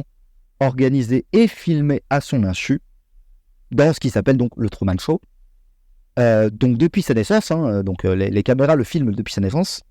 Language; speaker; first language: French; native; French